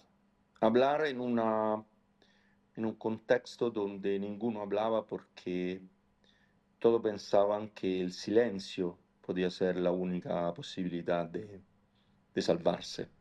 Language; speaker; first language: Spanish; non-native, fluent; Italian